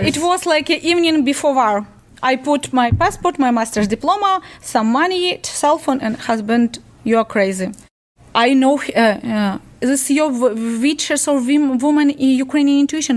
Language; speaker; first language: English; non-native, learner; Ukrainian